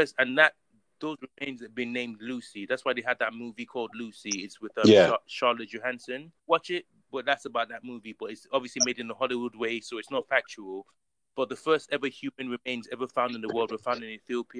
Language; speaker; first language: English; non-native, local second language; Yoruba